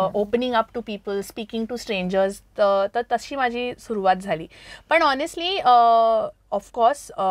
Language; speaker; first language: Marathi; early bilingual, heritage; Marathi